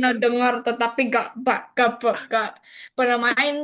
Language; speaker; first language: Indonesian; non-native, learner; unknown